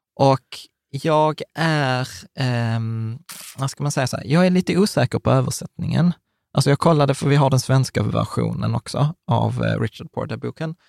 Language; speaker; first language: Swedish; early bilingual, other home language; Czech